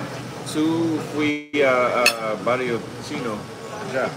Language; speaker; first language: Spanish; non-native, learner; English